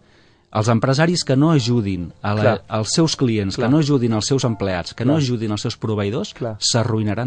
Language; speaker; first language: Catalan; native; Catalan